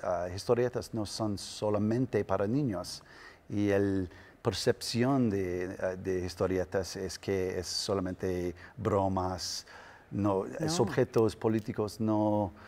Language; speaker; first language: Spanish; non-native, learner; English